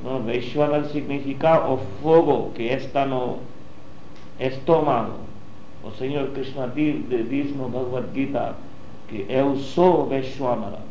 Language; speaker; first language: Portuguese; non-native, learner; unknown